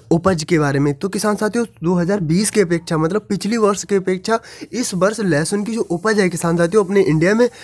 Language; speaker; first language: Hindi; native; Hindi